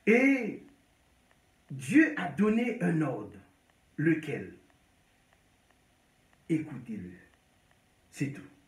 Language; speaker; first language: French; non-native, local second language; Haitian Creole